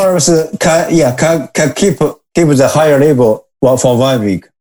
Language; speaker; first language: English; non-native, learner; Japanese